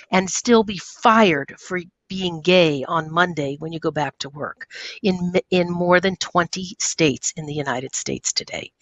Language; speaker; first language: English; native; English